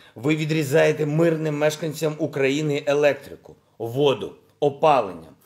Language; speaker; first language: Ukrainian; non-native, local second language; Russian